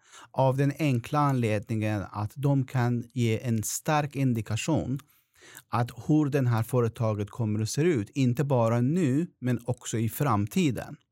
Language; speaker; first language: Swedish; non-native, fluent; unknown